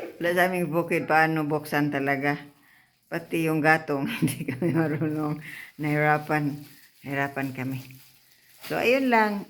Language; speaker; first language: Filipino; non-native, local second language; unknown